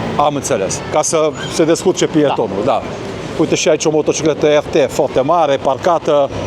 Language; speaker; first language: Romanian; non-native, local second language; Hungarian